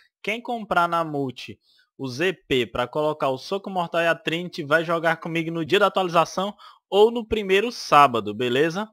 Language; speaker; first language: Portuguese; native; Portuguese